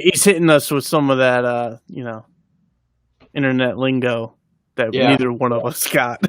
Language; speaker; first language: English; native; English